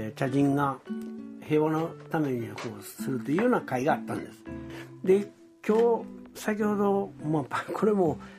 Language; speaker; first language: Japanese; native; Japanese